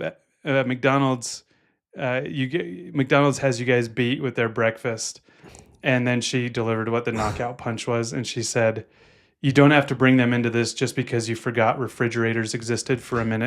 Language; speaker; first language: English; native; English